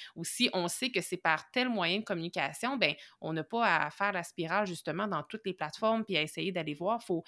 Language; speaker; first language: French; native; French